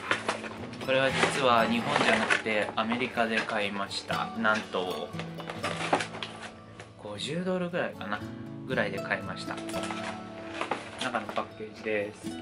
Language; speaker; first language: Japanese; native; Japanese